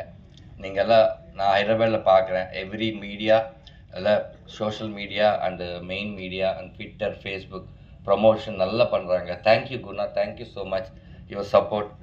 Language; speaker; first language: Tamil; non-native, learner; Telugu